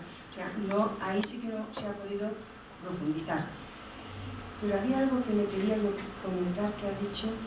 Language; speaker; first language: Spanish; native; Spanish